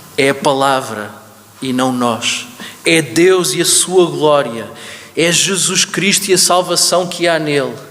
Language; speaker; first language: Portuguese; native; Portuguese